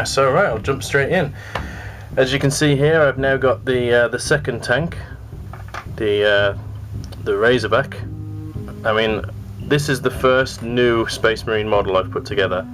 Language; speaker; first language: English; native; English